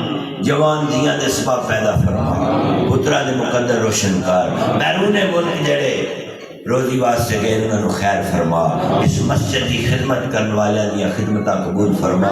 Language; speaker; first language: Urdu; non-native, local second language; Punjabi